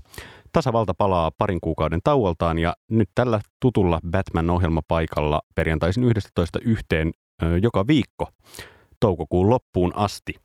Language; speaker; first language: Finnish; native; Finnish